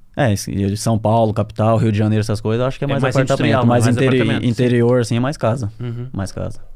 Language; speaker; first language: Portuguese; native; Portuguese